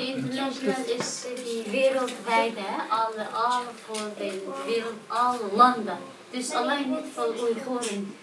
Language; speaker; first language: Dutch; non-native, learner; Uyghur